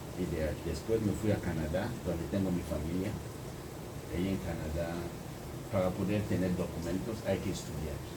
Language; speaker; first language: Spanish; non-native, fluent; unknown